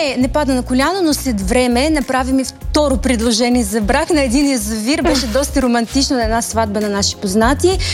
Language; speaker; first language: Bulgarian; early bilingual, heritage; Bulgarian